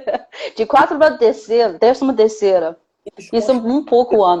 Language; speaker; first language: Portuguese; non-native, fluent; Chinese